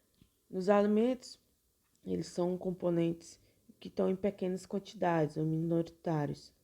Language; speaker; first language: Portuguese; native; Portuguese